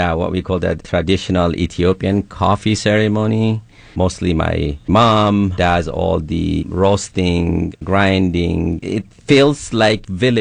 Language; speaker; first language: English; non-native, fluent; Sidamo